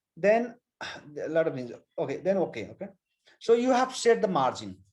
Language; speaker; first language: English; non-native, local second language; Nepali